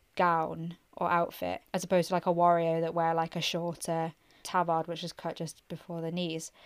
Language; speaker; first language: English; native; English